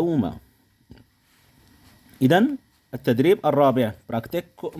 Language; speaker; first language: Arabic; non-native, fluent; Indonesian